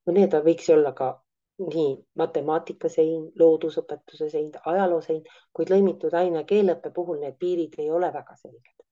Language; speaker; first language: Estonian; native; Estonian